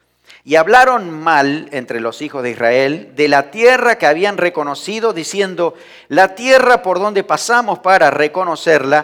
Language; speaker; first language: Spanish; native; Spanish